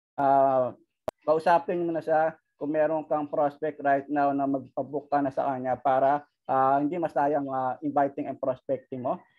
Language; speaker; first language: Filipino; native; Filipino